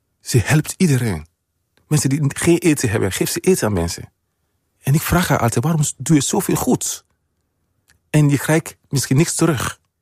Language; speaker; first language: Dutch; non-native, fluent; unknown